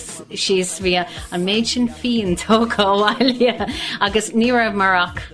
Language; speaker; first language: Irish; non-native, local second language; English